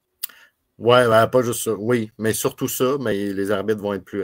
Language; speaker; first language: French; native; French